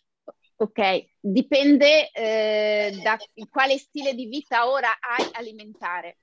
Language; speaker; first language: Italian; native; Italian